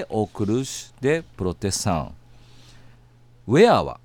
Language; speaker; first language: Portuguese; non-native, learner; Japanese